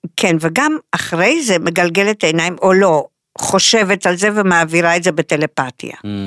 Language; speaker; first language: Hebrew; non-native, fluent; Spanish